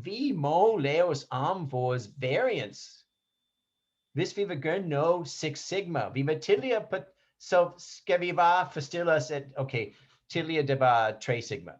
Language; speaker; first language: Danish; non-native, fluent; English